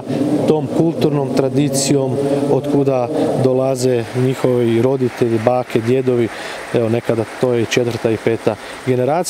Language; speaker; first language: Croatian; native; Croatian